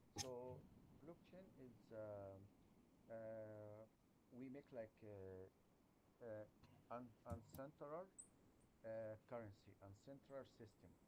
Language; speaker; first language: English; non-native, learner; Arabic